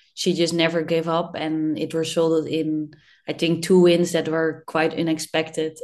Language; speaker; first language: English; non-native, fluent; Dutch